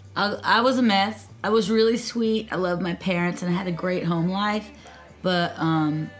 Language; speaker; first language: English; native; English